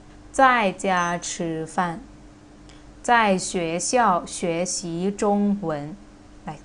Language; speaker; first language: Chinese; non-native, fluent; Thai